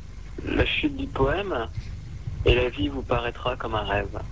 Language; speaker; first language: French; native; French